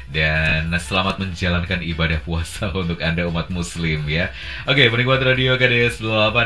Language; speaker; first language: Indonesian; native; Indonesian